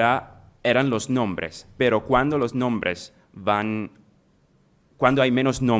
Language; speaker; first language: Spanish; non-native, fluent; Italian